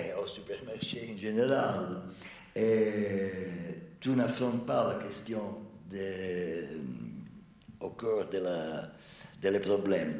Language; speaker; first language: French; non-native, fluent; Italian